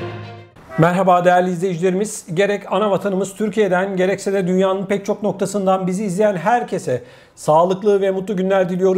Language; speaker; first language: Turkish; native; Turkish